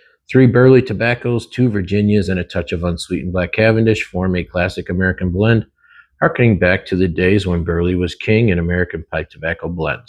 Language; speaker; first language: English; native; English